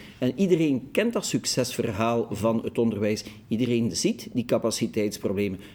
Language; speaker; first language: Dutch; native; Dutch